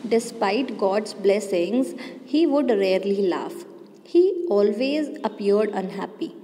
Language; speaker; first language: English; non-native, local second language; Hindi